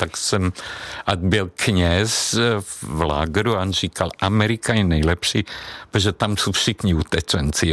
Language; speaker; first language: Czech; non-native, fluent; Hungarian